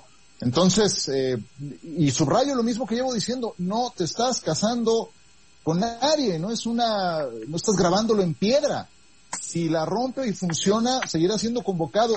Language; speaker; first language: Spanish; native; Spanish